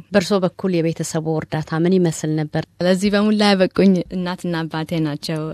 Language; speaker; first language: Amharic; early bilingual, heritage; Amharic